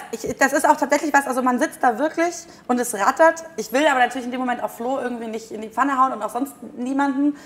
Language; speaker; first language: German; native; German